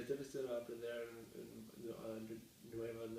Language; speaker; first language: Spanish; non-native, learner; English